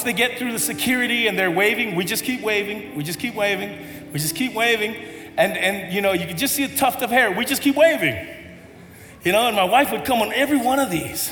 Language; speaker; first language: English; native; English